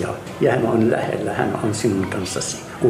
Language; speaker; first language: Finnish; non-native, fluent; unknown